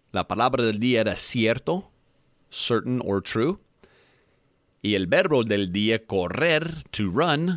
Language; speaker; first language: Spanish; non-native, fluent; English